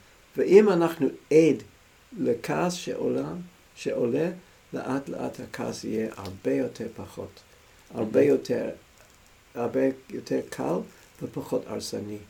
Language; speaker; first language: Hebrew; non-native, fluent; English